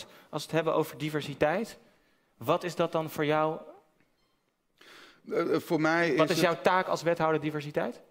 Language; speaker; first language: Dutch; native; Dutch